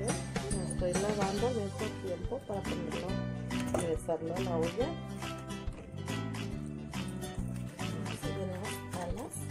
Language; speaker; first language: Spanish; native; Spanish